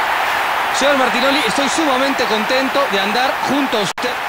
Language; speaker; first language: Spanish; native; Spanish